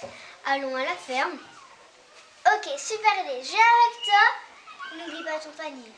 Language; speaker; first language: French; native; French